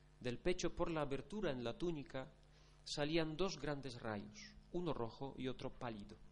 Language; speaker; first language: Spanish; non-native, fluent; Polish